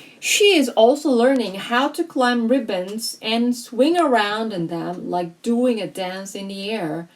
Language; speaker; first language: English; non-native, fluent; Korean